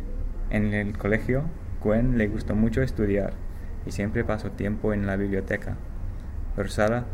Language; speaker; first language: Spanish; non-native, learner; English